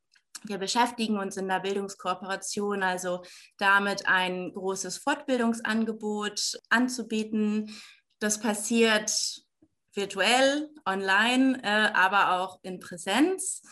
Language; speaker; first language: German; native; German